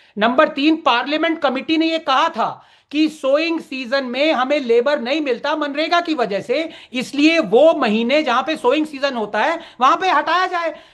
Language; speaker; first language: Hindi; non-native, local second language; Tamil